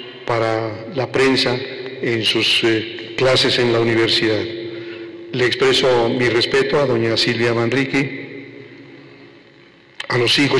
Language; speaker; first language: Spanish; native; Spanish